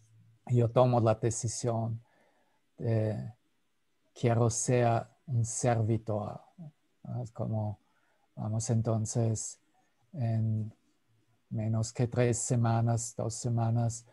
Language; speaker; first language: Spanish; non-native, fluent; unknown